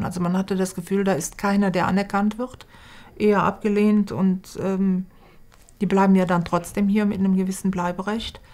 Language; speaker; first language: German; native; German